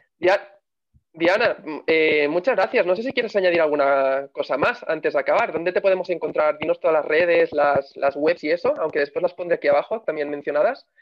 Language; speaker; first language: Spanish; native; Spanish